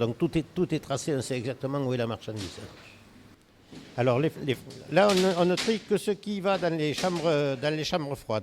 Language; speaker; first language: French; native; French